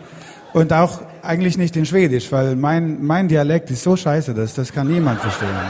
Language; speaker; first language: German; non-native, learner; Swedish